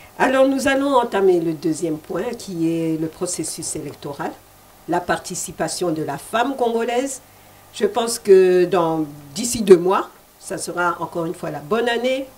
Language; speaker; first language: French; non-native, local second language; Lingala